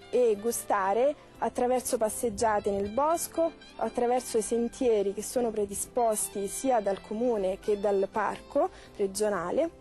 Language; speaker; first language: Italian; native; Italian